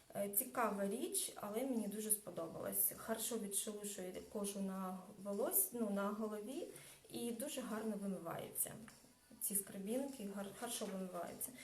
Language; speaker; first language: Ukrainian; non-native, local second language; Russian